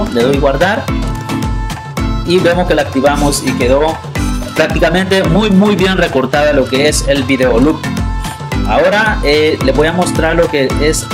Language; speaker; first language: Spanish; native; Spanish